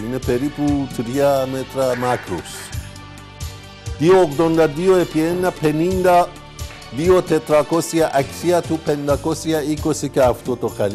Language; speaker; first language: Greek; non-native, learner; Persian